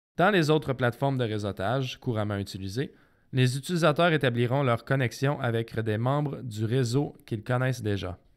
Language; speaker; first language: French; native; French